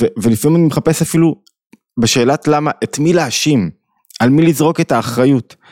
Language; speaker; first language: Hebrew; native; Hebrew